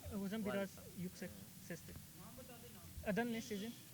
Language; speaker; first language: Turkish; non-native, learner; Urdu